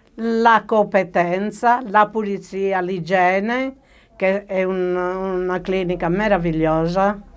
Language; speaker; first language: Italian; native; Italian